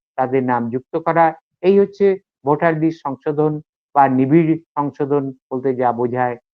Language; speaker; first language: Bangla; native; Bangla